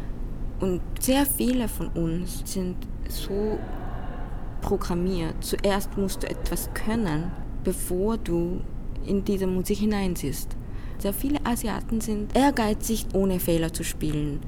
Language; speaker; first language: German; non-native, fluent; Korean